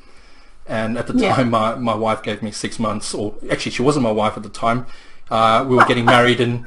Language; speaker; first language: English; native; English